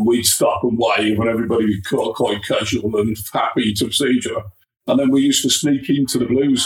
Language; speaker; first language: English; native; English